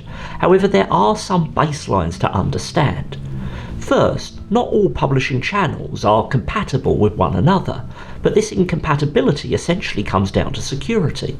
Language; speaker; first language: English; native; English